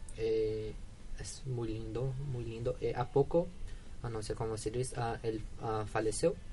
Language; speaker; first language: Spanish; non-native, learner; Portuguese